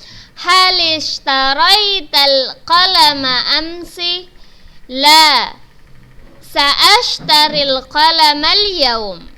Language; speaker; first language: Arabic; non-native, fluent; Indonesian